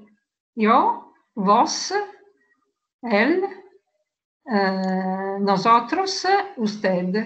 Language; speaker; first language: Spanish; non-native, learner; Italian